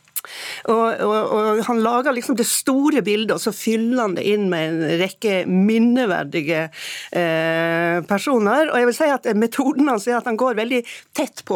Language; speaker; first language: Norwegian; native; Norwegian